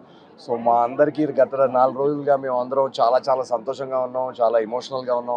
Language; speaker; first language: Telugu; native; Telugu